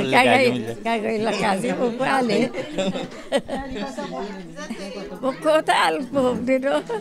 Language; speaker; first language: French; non-native, learner; Morisyen